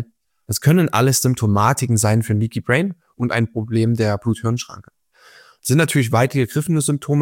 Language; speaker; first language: German; native; German